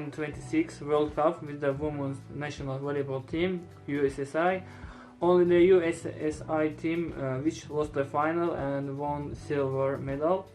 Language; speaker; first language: English; non-native, learner; Azerbaijani